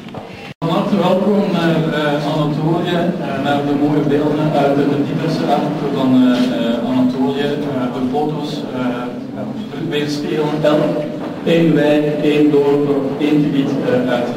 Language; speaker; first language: Dutch; non-native, learner; Turkish